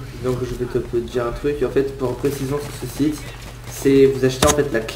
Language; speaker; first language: French; native; French